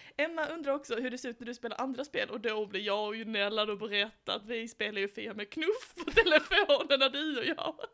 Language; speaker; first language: Swedish; native; Swedish